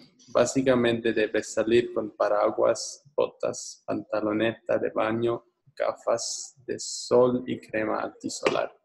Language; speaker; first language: Spanish; non-native, learner; English